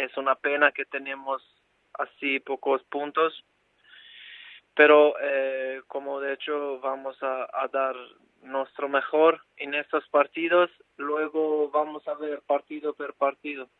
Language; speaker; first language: Spanish; non-native, fluent; Albanian